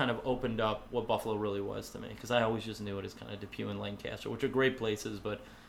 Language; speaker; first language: English; native; English